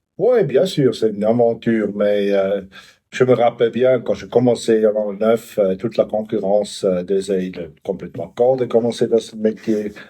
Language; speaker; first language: French; non-native, local second language; Swiss German